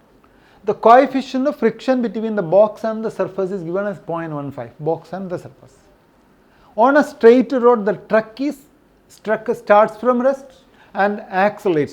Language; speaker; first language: English; non-native, local second language; Malayalam